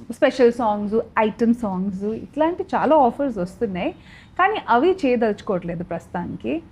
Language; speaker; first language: Telugu; non-native, local second language; Odia